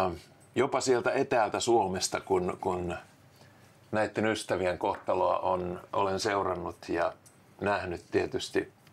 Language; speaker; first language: Finnish; native; Finnish